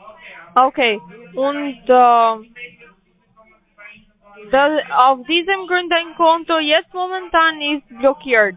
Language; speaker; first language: German; non-native, learner; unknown